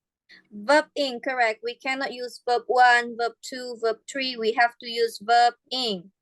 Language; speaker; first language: English; non-native, fluent; Indonesian